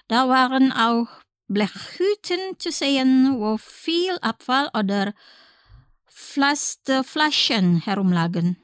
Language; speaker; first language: German; non-native, fluent; Indonesian